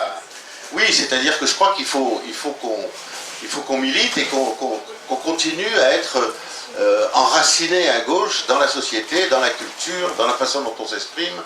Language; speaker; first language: French; native; French